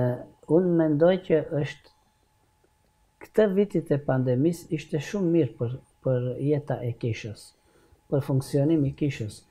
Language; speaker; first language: Albanian; non-native, learner; Hungarian